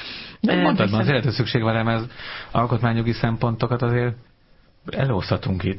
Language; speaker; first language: Hungarian; native; Hungarian